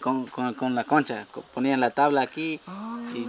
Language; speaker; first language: Spanish; non-native, local second language; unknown